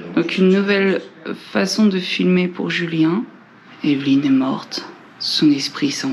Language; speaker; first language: French; native; French